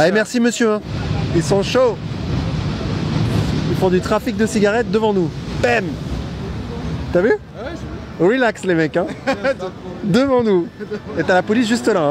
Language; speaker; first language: French; native; French